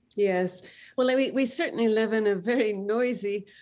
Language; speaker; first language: English; native; English